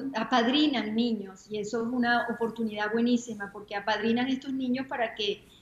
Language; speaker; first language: Spanish; native; Spanish